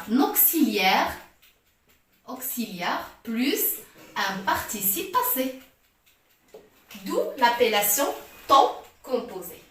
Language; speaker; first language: French; non-native, local second language; Arabic